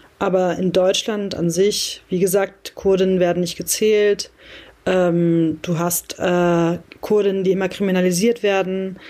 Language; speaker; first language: German; early bilingual, other home language; Kurdish